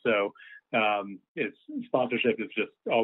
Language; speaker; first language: English; native; English